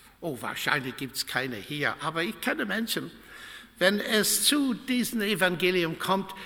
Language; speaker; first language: German; non-native, fluent; English